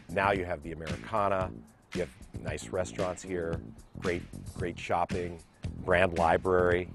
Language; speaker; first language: English; native; English